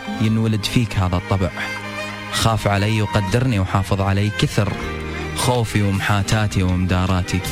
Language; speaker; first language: Arabic; native; Arabic